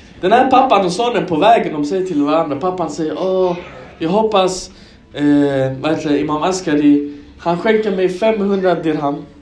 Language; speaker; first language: Swedish; early bilingual, other home language; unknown